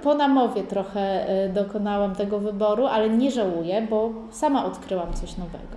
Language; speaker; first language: Polish; early bilingual, heritage; Polish